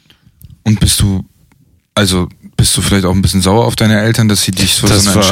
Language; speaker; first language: German; native; German